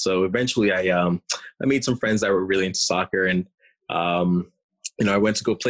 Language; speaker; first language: English; early bilingual, other home language; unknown